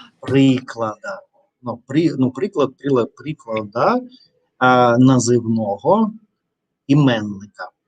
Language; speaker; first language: Ukrainian; non-native, learner; Russian